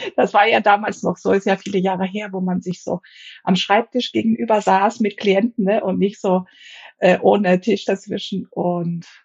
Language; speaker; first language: German; non-native, fluent; Greek